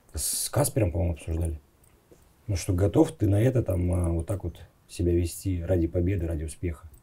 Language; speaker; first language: Russian; native; Russian